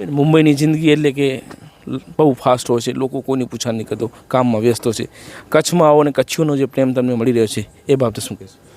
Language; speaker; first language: Gujarati; non-native, local second language; Kachhi